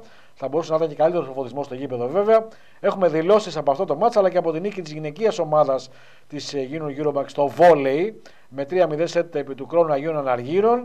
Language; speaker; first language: Greek; native; Greek